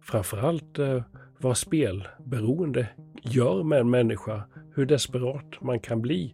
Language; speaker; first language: Swedish; native; Swedish